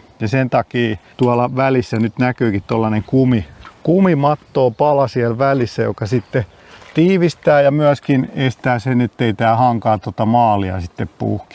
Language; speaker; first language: Finnish; native; Finnish